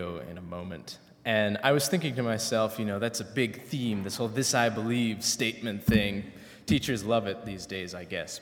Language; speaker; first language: English; native; English